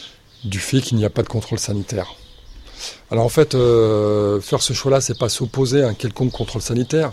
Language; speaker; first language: French; native; French